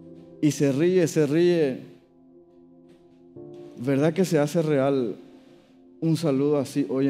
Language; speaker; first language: Spanish; native; Spanish